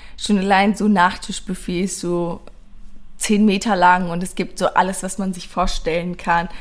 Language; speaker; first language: German; early bilingual, other home language; Persian